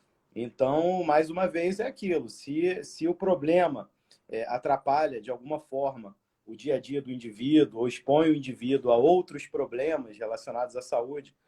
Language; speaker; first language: Portuguese; native; Portuguese